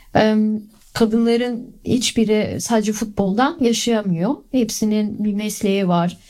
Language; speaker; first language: Turkish; early bilingual, other home language; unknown